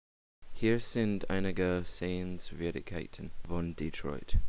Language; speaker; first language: German; non-native, learner; English